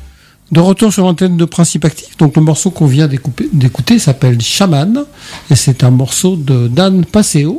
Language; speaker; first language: French; native; French